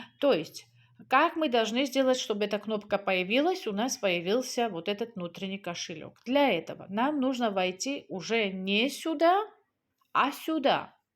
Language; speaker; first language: Russian; non-native, local second language; Georgian